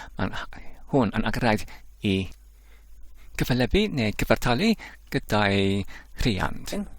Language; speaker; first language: Welsh; non-native, learner; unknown